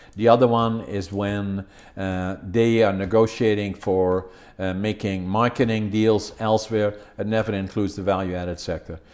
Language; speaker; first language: English; non-native, fluent; Dutch